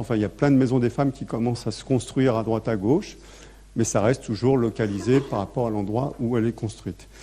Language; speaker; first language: French; native; French